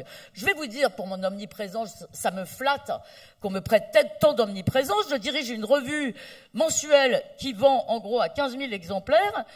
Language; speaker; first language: French; native; French